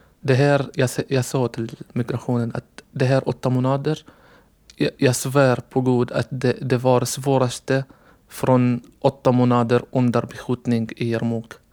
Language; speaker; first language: Swedish; non-native, learner; Arabic